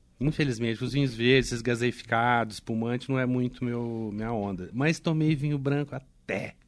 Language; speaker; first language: Portuguese; native; Portuguese